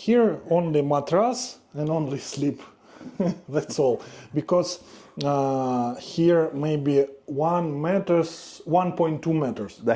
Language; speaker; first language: English; non-native, learner; Russian